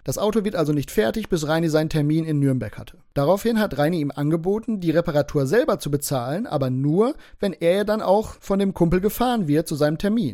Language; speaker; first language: German; native; German